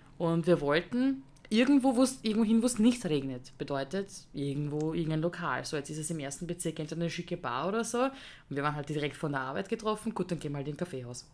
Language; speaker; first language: German; early bilingual, other home language; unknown